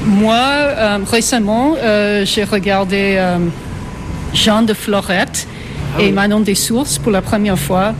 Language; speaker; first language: French; non-native, fluent; English